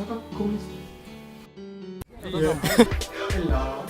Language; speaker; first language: Dutch; early bilingual, other home language; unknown